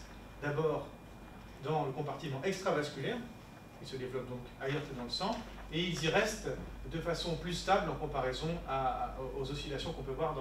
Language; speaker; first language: French; native; French